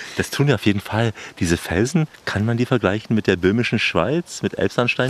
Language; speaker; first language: German; native; German